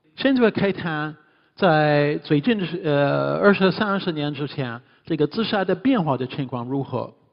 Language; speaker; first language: Chinese; non-native, fluent; English